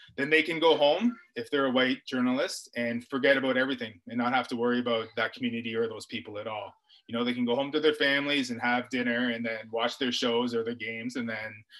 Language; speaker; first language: English; native; English